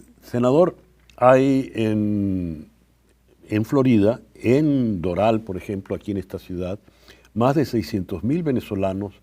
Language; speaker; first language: Spanish; native; Spanish